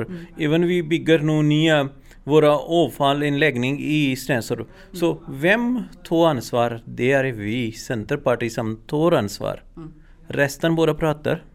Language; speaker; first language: Swedish; non-native, learner; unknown